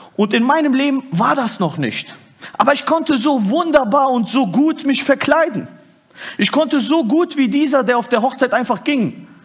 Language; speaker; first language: German; early bilingual, other home language; Turkish